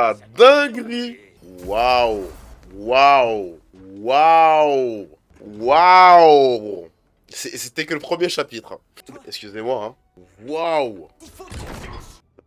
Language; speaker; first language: French; native; French